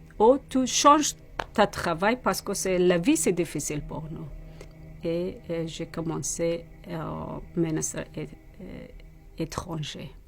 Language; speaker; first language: French; non-native, learner; Persian